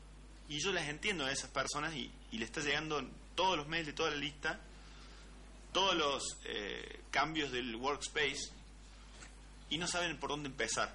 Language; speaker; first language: Spanish; native; Spanish